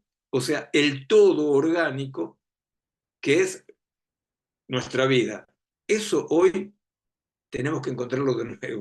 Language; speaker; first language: Spanish; native; Spanish